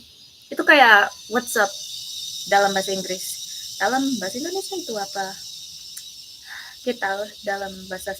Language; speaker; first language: Indonesian; early bilingual, heritage; English